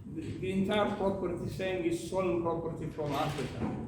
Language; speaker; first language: English; non-native, local second language; Amharic